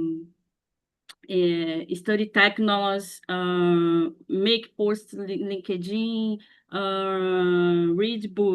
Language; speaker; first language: English; non-native, learner; Portuguese